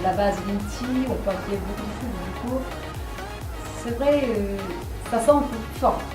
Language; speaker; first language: French; non-native, learner; Korean